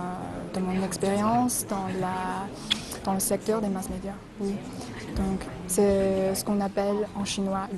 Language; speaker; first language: French; non-native, fluent; Chinese